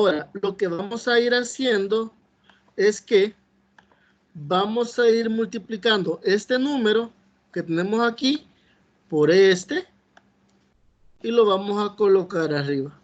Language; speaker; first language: Spanish; native; Spanish